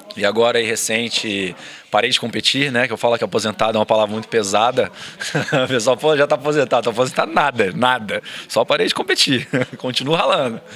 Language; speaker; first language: Portuguese; native; Portuguese